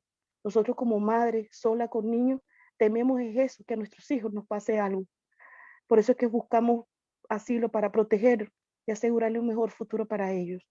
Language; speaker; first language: Spanish; native; Spanish